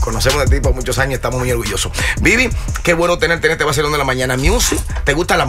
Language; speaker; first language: Spanish; native; Spanish